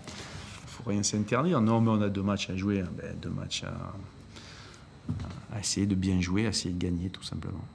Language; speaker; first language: French; native; French